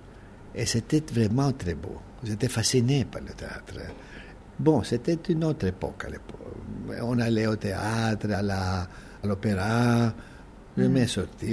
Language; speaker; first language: French; non-native, fluent; Greek